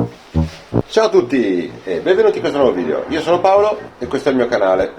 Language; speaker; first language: Italian; native; Italian